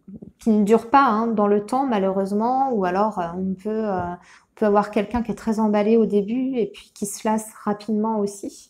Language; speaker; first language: French; native; French